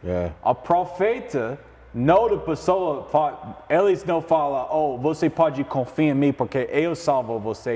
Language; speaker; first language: Portuguese; non-native, learner; English